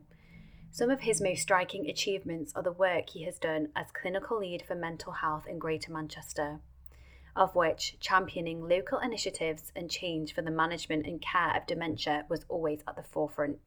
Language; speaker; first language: English; native; English